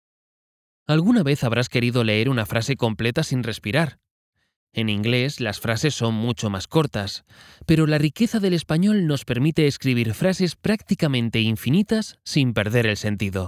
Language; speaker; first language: Spanish; native; Spanish